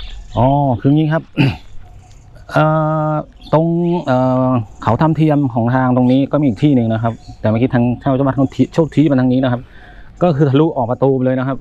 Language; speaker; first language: Thai; native; Thai